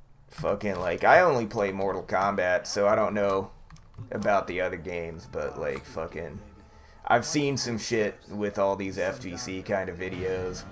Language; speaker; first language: English; native; English